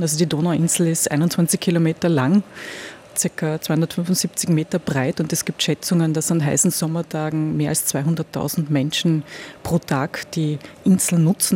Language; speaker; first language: German; native; German